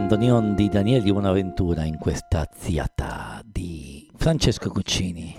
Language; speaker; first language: Italian; native; Italian